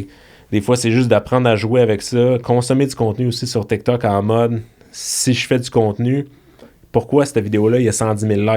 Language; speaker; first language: French; native; French